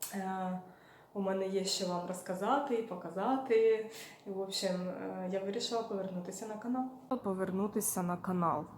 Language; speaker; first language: Ukrainian; non-native, local second language; Russian